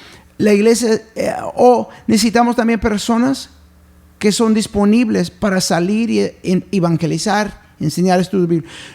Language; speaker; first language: Spanish; early bilingual, heritage; English